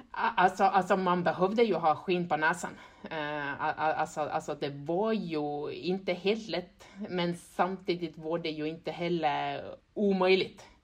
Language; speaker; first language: Swedish; non-native, fluent; Estonian